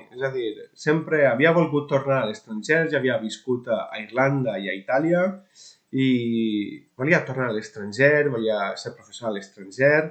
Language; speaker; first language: Catalan; non-native, local second language; Spanish